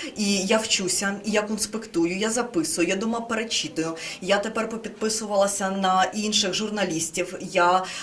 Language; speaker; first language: Ukrainian; non-native, local second language; Russian